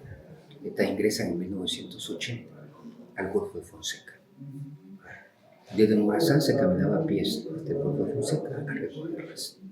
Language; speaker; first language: Spanish; native; Spanish